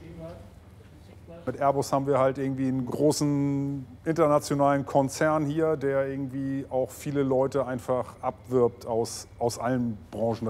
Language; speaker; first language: German; native; German